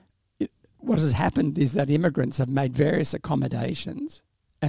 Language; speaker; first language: English; early bilingual, other home language; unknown